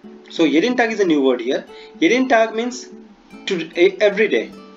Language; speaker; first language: English; non-native, local second language; Hindi